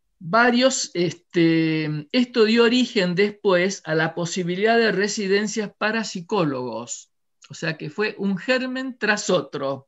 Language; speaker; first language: Spanish; native; Spanish